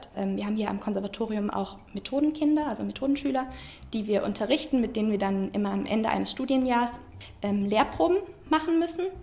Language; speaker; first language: German; native; German